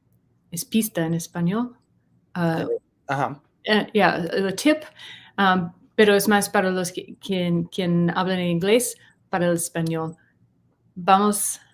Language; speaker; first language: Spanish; non-native, learner; English